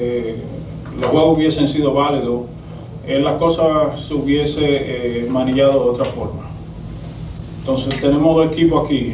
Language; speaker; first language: Spanish; native; Spanish